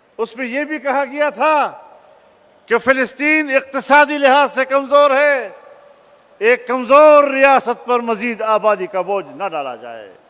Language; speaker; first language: Urdu; non-native, local second language; Pashto